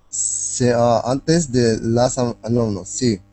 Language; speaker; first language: Spanish; non-native, learner; Arabic